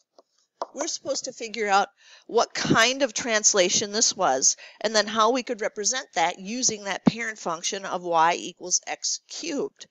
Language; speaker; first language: English; native; English